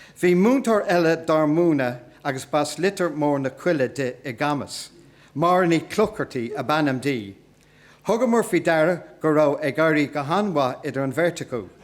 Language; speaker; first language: Irish; non-native, local second language; English